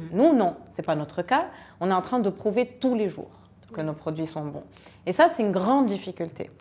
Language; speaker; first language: French; non-native, local second language; Arabic